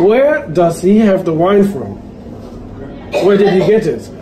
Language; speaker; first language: English; non-native, fluent; German